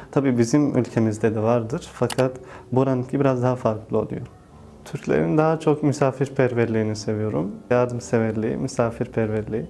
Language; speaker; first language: Turkish; non-native, fluent; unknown